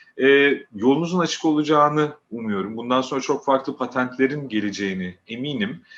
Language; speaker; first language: Turkish; native; Turkish